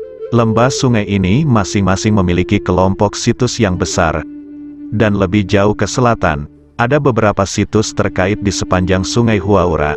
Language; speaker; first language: Indonesian; native; Indonesian